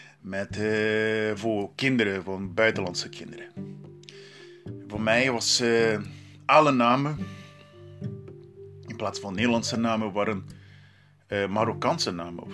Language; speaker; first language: Dutch; non-native, learner; Portuguese